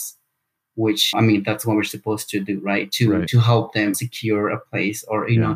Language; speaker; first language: English; non-native, fluent; Spanish